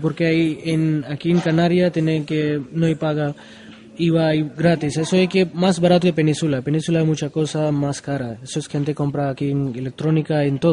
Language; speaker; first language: Spanish; non-native, learner; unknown